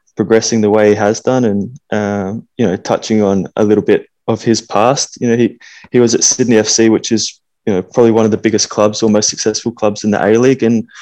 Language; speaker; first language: English; native; English